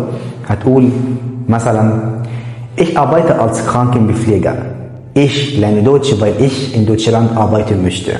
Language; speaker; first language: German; non-native, fluent; Arabic